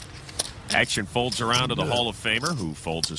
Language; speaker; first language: English; native; English